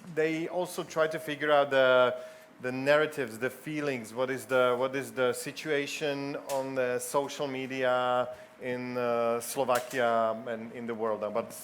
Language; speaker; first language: English; non-native, fluent; Slovak